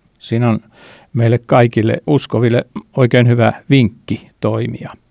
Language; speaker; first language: Finnish; native; Finnish